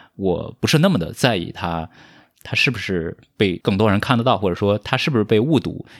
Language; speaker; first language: Chinese; native; Chinese